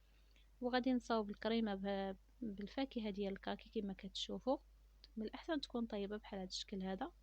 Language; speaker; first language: Arabic; native; Arabic